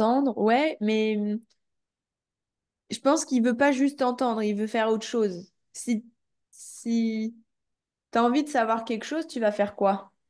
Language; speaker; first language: French; native; French